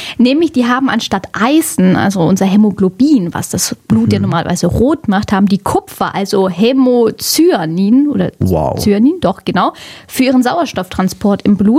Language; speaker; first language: German; native; German